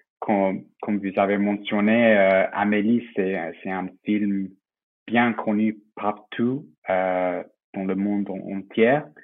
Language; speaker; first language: French; non-native, fluent; English